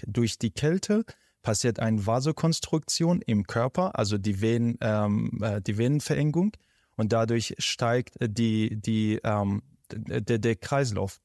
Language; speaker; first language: German; non-native, fluent; Persian